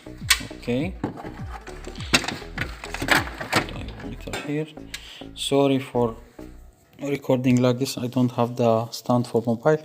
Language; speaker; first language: English; non-native, fluent; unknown